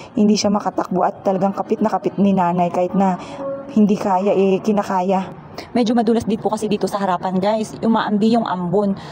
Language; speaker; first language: Filipino; native; Filipino